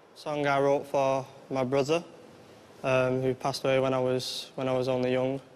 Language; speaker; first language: English; native; English